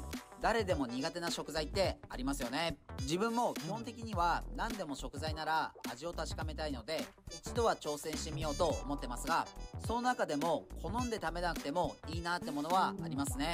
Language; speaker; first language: Japanese; native; Japanese